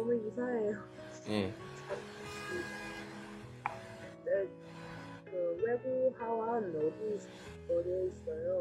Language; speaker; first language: Korean; non-native, learner; Chinese